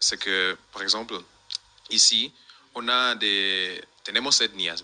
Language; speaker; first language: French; non-native, fluent; Spanish